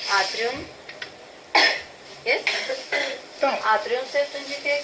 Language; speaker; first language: English; non-native, learner; Russian